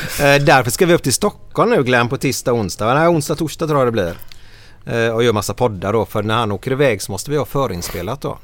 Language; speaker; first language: Swedish; native; Swedish